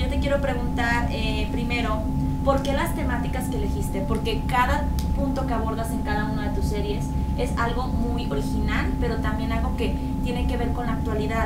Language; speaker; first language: Spanish; native; Spanish